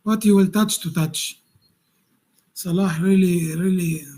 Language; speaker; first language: English; non-native, learner; Arabic